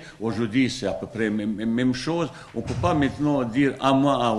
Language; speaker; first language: French; non-native, fluent; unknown